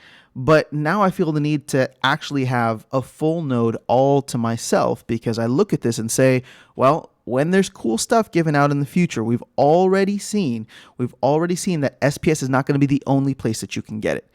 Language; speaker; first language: English; native; English